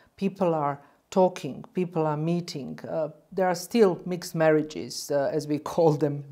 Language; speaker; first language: English; non-native, fluent; Bosnian